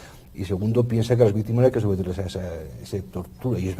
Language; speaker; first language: Spanish; native; Spanish